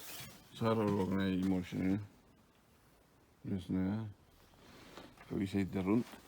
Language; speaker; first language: Swedish; non-native, fluent; Spanish